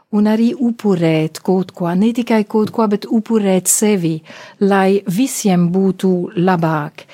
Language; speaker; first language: Latvian; non-native, fluent; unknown